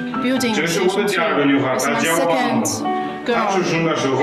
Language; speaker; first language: Chinese; non-native, fluent; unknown